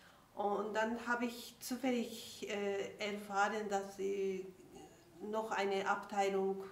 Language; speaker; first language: German; non-native, fluent; Japanese